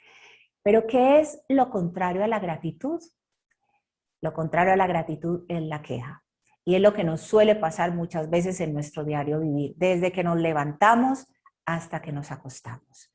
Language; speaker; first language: Spanish; native; Spanish